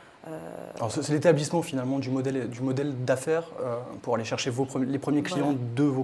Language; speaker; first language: French; native; French